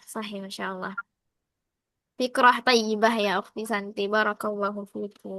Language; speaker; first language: Arabic; non-native, fluent; Indonesian